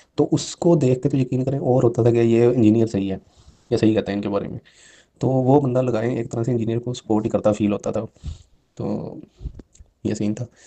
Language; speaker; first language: Urdu; non-native, local second language; Punjabi